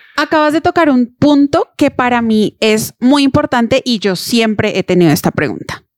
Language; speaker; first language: Spanish; native; Spanish